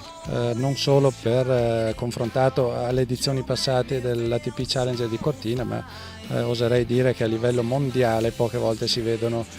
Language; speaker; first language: Italian; native; Italian